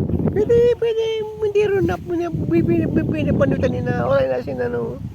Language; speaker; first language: Filipino; non-native, local second language; Bikol